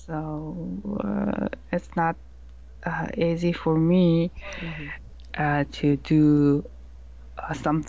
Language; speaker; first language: English; non-native, learner; Korean